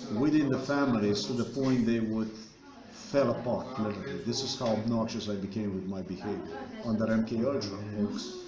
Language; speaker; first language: English; non-native, fluent; Slovenian